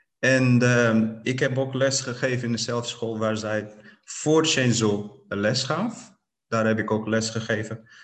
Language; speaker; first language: Dutch; non-native, fluent; Portuguese